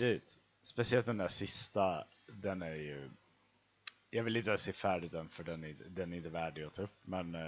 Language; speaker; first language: Swedish; native; Swedish